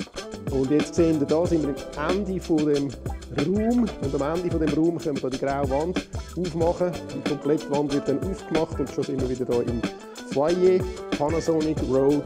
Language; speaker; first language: German; native; German